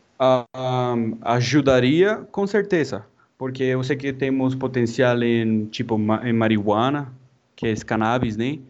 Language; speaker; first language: Portuguese; non-native, fluent; Spanish